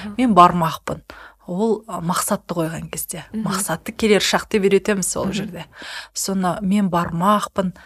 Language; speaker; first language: Kazakh; native; Kazakh